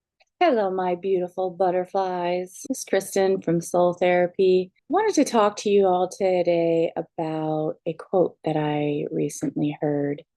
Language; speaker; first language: English; native; English